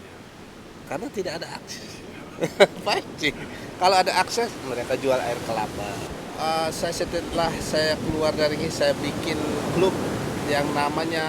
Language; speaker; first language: Indonesian; non-native, local second language; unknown